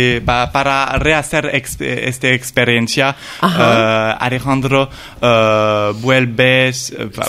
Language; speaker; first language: Spanish; non-native, learner; French